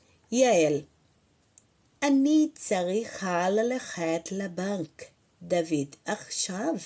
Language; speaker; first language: Hebrew; non-native, fluent; Portuguese